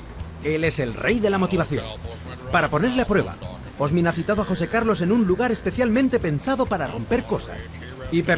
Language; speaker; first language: Spanish; native; Spanish